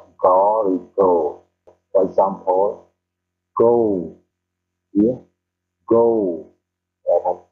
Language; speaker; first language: English; non-native, fluent; Khmer